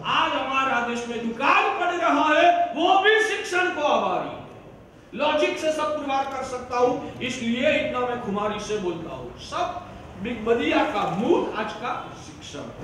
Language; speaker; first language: Hindi; non-native, local second language; Gujarati